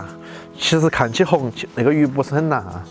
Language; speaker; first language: Chinese; native; Chinese